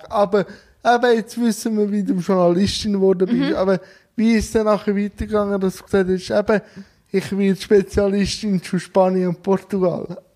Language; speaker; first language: German; native; German